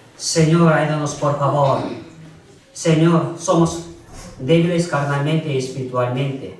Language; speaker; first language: Spanish; non-native, learner; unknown